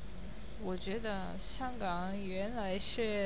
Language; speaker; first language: Chinese; non-native, learner; Japanese